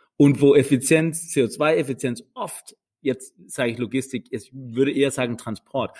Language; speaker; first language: German; non-native, fluent; Danish